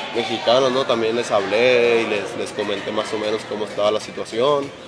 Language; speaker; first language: Spanish; native; Spanish